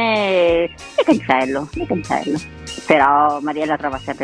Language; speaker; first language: Italian; non-native, local second language; Venetian